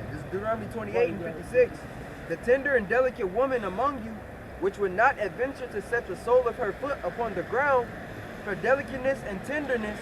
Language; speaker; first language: English; native; English